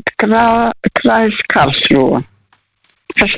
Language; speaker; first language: German; non-native, fluent; Russian